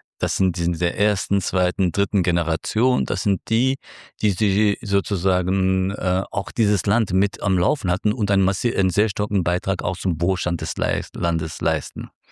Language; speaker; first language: German; early bilingual, other home language; Turkish